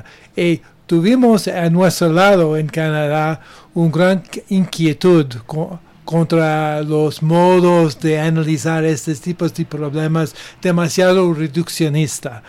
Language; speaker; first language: Spanish; non-native, learner; English